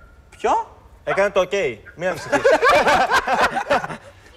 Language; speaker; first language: Greek; native; Greek